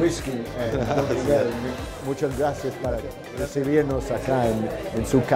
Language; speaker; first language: Spanish; non-native, learner; English